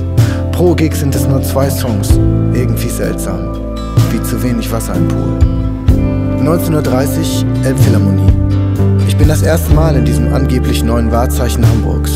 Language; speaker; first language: German; native; German